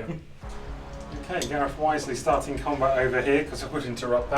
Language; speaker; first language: English; native; English